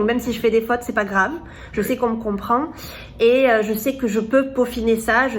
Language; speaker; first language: French; native; French